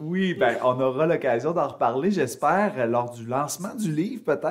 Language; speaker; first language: French; native; French